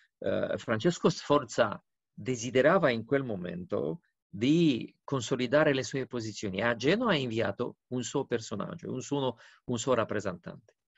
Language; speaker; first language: Italian; non-native, fluent; Romanian